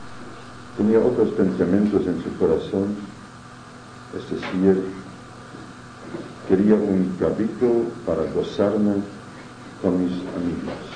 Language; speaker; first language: Spanish; non-native, fluent; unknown